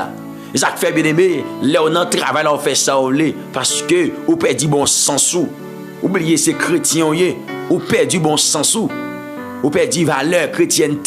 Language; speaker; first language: French; non-native, local second language; Haitian Creole